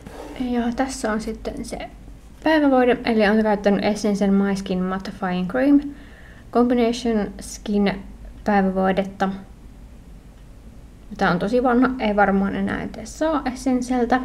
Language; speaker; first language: Finnish; native; Finnish